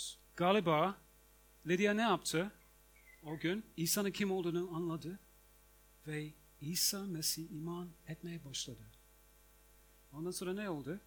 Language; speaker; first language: Turkish; non-native, fluent; English